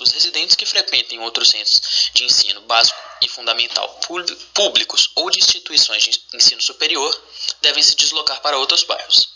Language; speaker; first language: Portuguese; native; Portuguese